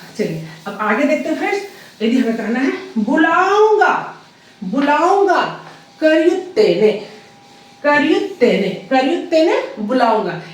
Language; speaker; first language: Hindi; native; Hindi